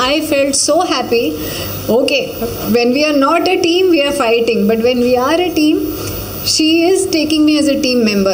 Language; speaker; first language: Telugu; non-native, learner; Hindi